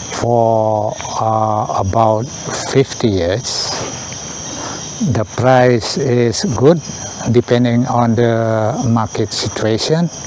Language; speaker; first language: English; non-native, learner; Indonesian